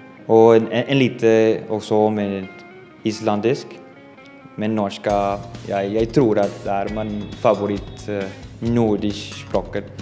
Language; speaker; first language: Norwegian; non-native, learner; Spanish